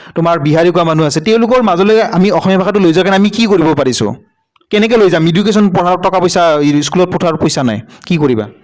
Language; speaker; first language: Assamese; native; Assamese